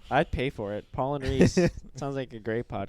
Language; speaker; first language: English; native; English